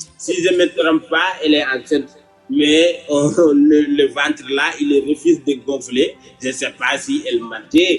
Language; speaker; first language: French; non-native, local second language; Wolof